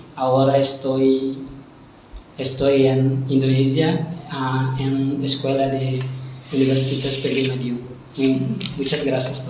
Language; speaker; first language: Spanish; non-native, learner; Tetum